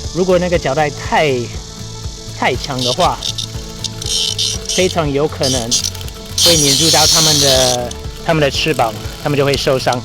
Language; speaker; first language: Chinese; non-native, fluent; English